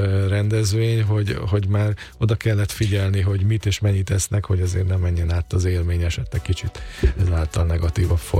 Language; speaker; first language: Hungarian; native; Hungarian